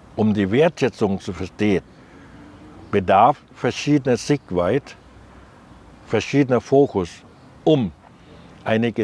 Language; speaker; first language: German; non-native, learner; Thai